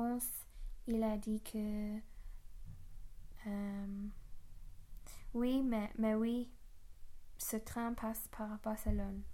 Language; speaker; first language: French; non-native, learner; English